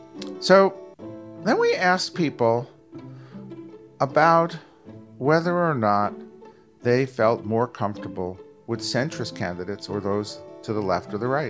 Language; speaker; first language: English; native; English